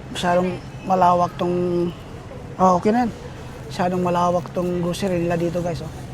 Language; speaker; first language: Filipino; non-native, local second language; Cebuano